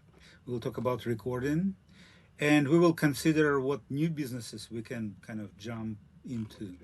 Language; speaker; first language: English; non-native, learner; Russian